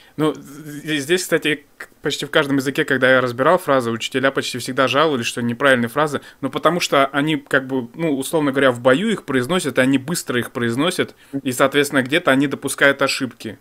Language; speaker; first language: Russian; native; Russian